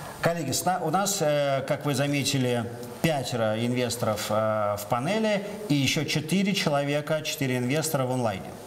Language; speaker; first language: Russian; native; Russian